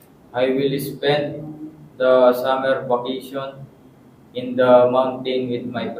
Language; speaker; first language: English; non-native, learner; Filipino